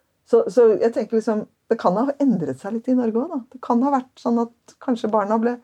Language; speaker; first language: Norwegian; native; Norwegian